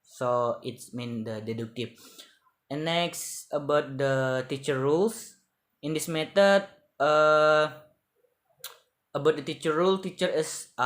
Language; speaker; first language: English; non-native, learner; Indonesian